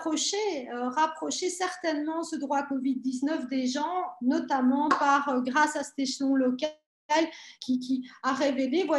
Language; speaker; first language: French; native; French